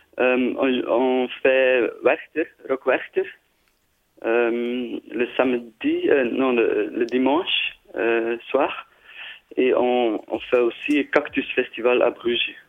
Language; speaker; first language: French; non-native, local second language; Dutch